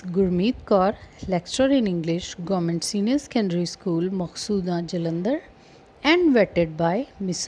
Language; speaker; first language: English; non-native, local second language; Punjabi